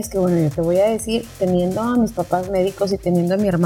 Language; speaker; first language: Spanish; native; Spanish